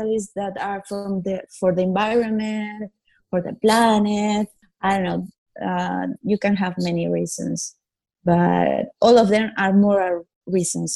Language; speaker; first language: English; non-native, fluent; Italian